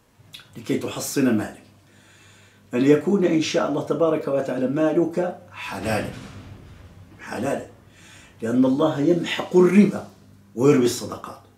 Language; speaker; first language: Arabic; native; Arabic